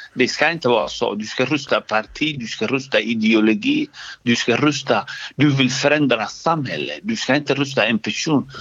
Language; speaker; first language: Swedish; early bilingual, other home language; Somali